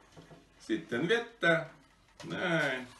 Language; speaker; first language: Finnish; non-native, fluent; Russian